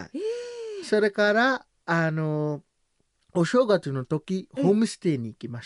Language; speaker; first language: Japanese; non-native, learner; Samoan